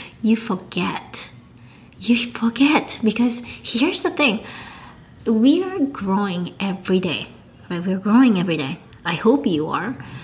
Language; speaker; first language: English; non-native, fluent; Japanese